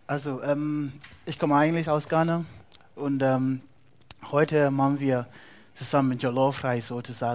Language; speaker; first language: German; non-native, fluent; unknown